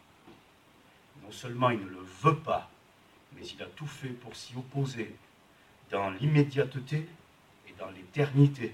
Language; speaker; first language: French; native; French